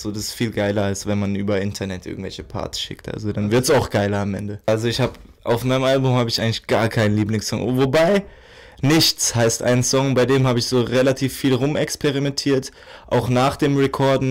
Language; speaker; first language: German; native; German